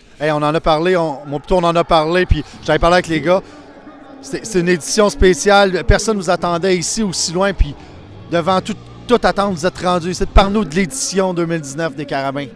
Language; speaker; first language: French; native; French